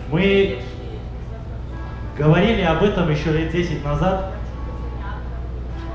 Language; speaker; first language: Russian; native; Russian